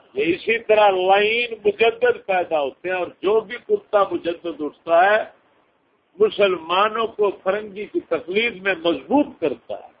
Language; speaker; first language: Urdu; native; Urdu